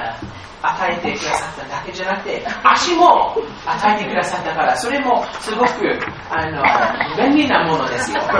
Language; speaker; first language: Japanese; non-native, fluent; English